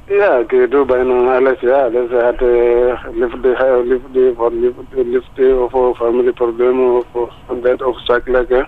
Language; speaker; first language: Dutch; non-native, learner; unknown